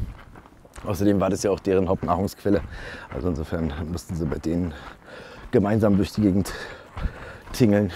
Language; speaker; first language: German; native; German